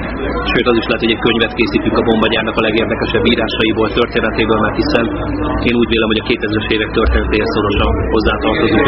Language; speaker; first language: Hungarian; native; Hungarian